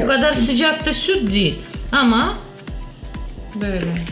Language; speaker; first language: Turkish; non-native, learner; Russian